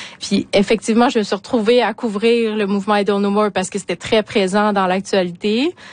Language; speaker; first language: French; native; French